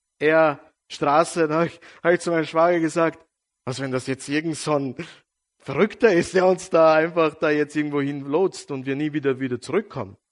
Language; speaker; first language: German; non-native, fluent; Serbian